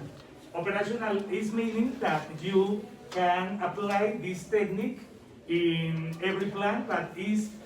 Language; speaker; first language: English; non-native, learner; Spanish